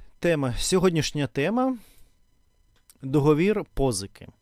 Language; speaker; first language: Ukrainian; non-native, learner; Russian